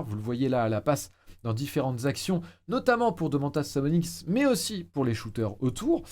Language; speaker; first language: French; native; French